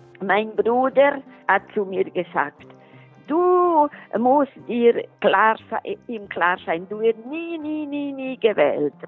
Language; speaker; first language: German; non-native, local second language; Italian